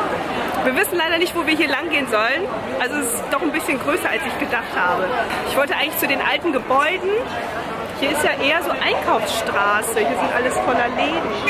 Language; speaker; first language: German; native; German